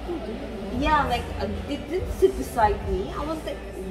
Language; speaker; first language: English; early bilingual, other home language; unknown